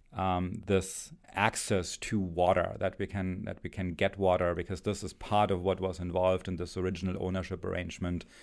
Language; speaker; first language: English; non-native, fluent; German